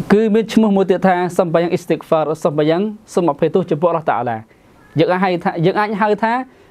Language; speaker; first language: Khmer; non-native, local second language; Western Cham